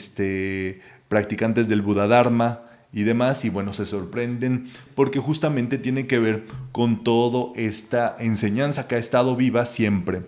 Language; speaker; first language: Spanish; native; Spanish